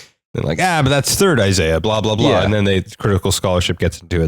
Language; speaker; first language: English; native; English